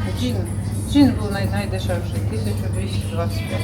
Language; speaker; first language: Polish; non-native, learner; Ukrainian